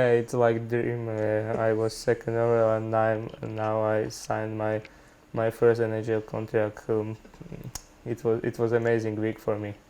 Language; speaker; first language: English; non-native, learner; Slovak